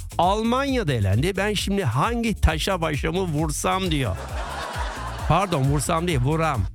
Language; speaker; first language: Turkish; early bilingual, heritage; Turkish